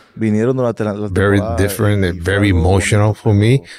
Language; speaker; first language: English; non-native, fluent; Spanish